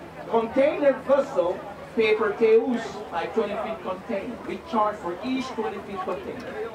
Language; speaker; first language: English; non-native, fluent; Spanish